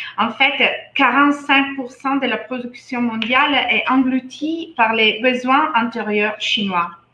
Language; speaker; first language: French; non-native, fluent; Italian